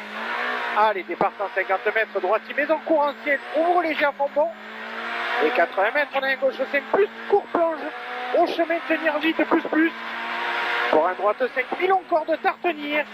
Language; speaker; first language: French; native; French